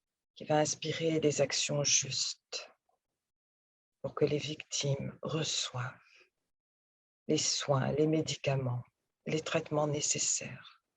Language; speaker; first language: French; native; French